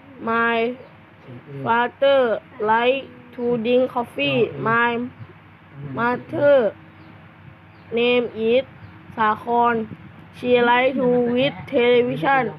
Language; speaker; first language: English; non-native, learner; Thai